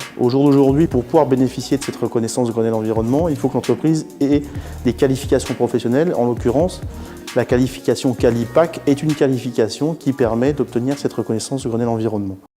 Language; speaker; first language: French; native; French